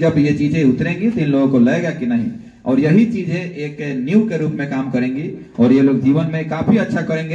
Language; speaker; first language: Hindi; native; Hindi